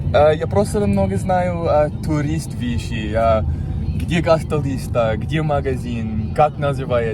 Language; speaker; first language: Russian; non-native, learner; English